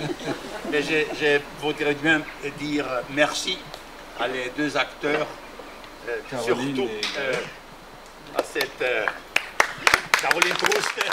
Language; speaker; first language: French; non-native, learner; German